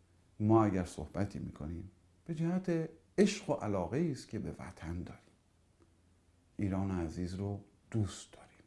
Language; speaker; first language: Persian; native; Persian